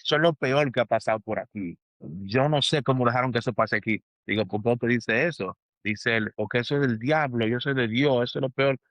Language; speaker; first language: Spanish; early bilingual, heritage; Spanish